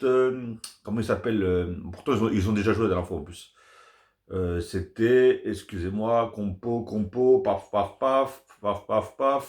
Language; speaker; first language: French; native; French